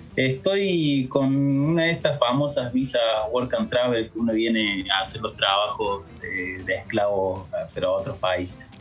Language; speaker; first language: Spanish; native; Spanish